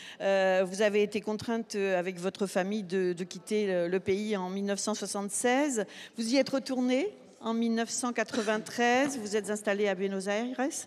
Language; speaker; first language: French; native; French